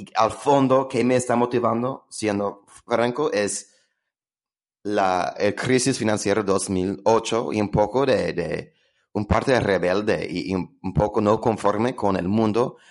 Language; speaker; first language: Spanish; non-native, fluent; English